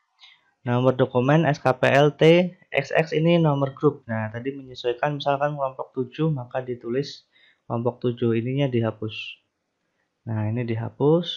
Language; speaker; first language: Indonesian; native; Indonesian